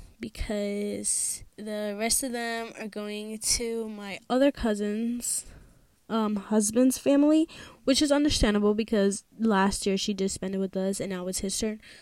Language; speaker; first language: English; early bilingual, other home language; Spanish